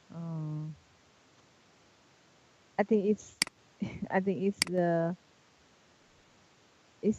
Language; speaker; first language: English; non-native, learner; Vietnamese